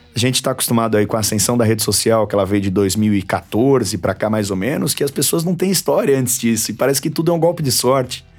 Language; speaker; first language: Portuguese; native; Portuguese